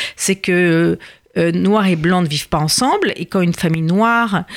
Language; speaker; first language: French; native; French